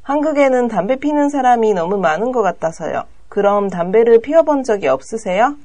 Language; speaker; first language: Korean; non-native, learner; Japanese